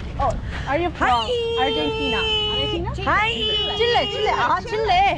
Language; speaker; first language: English; non-native, learner; Korean